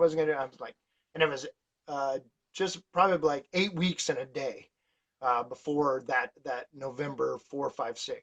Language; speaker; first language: English; native; English